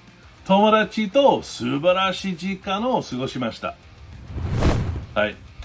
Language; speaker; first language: Japanese; non-native, learner; English